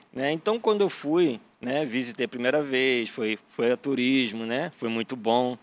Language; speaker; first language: Portuguese; native; Portuguese